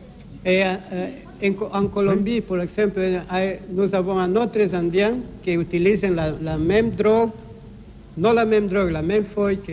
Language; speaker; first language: French; non-native, learner; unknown